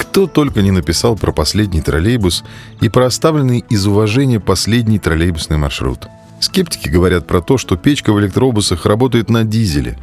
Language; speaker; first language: Russian; native; Russian